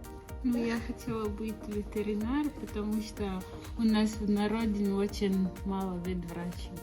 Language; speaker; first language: Russian; non-native, learner; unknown